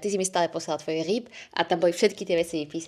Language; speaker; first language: Slovak; native; Slovak